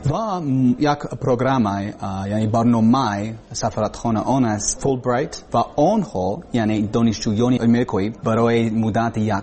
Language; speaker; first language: Persian; non-native, learner; English